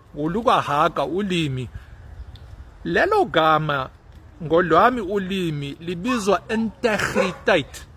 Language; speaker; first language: Zulu; non-native, local second language; Afrikaans